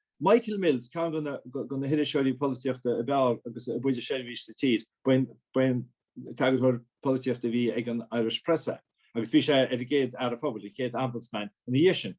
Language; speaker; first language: Irish; native; Irish